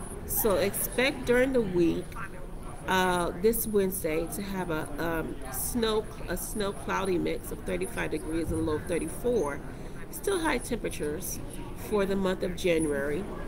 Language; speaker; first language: English; native; English